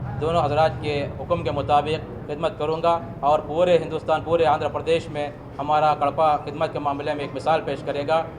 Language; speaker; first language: Urdu; native; Urdu